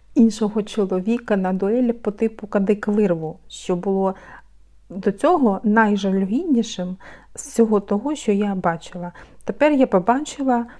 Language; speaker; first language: Ukrainian; non-native, local second language; Russian